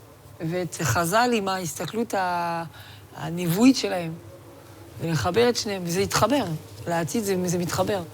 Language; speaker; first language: Hebrew; non-native, fluent; French